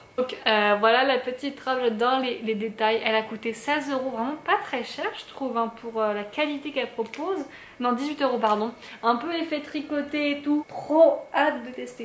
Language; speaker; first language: French; native; French